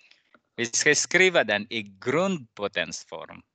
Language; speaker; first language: Swedish; non-native, fluent; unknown